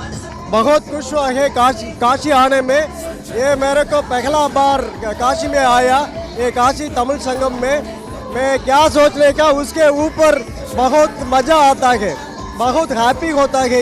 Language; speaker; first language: Hindi; non-native, local second language; Tamil